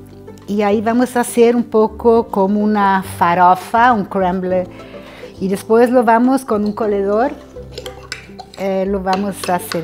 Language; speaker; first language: Spanish; non-native, fluent; Portuguese